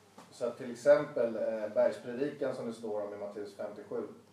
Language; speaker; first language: Swedish; native; Swedish